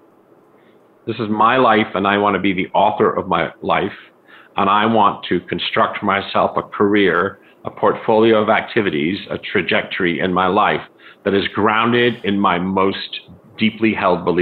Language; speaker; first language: English; native; English